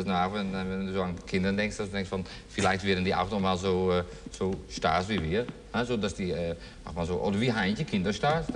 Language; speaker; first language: German; non-native, fluent; Dutch